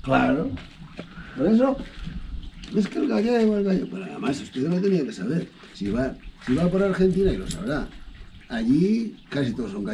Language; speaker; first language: Spanish; non-native, local second language; Galician